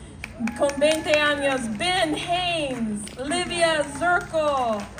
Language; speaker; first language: Spanish; non-native, learner; English